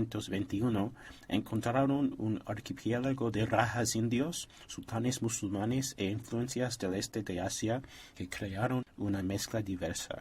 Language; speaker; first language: Spanish; non-native, learner; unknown